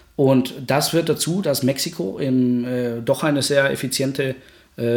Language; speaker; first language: German; non-native, fluent; Spanish